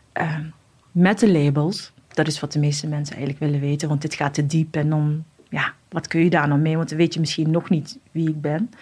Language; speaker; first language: Dutch; early bilingual, other home language; Arabic